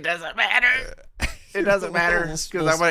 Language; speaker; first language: English; native; English